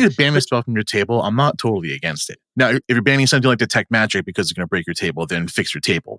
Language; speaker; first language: English; native; English